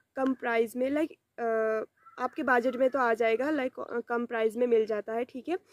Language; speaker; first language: Hindi; non-native, local second language; Bangla